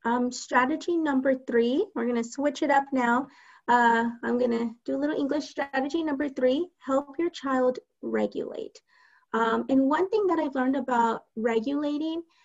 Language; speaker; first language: English; native; English